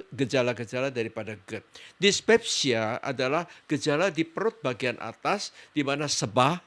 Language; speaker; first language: Indonesian; native; Indonesian